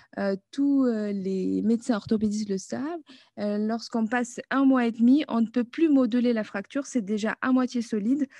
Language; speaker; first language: French; native; French